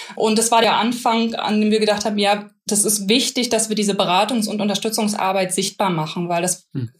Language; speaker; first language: German; native; German